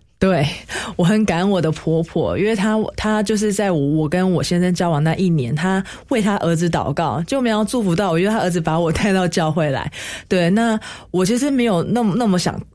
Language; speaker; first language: Chinese; native; Chinese